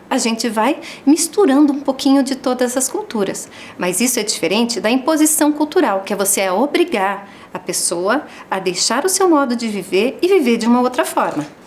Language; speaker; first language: Portuguese; native; Portuguese